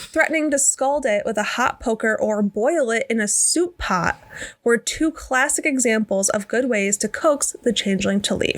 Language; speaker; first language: English; native; English